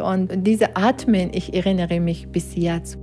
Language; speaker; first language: German; non-native, learner; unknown